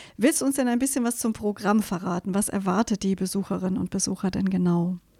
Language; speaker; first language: German; native; German